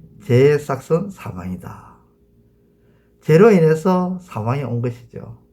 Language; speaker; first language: Korean; native; Korean